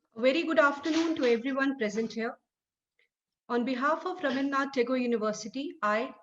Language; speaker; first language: English; non-native, local second language; Hindi